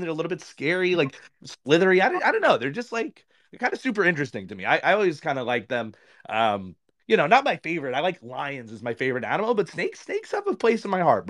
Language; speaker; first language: English; native; English